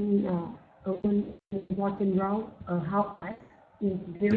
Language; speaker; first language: English; non-native, learner; Vietnamese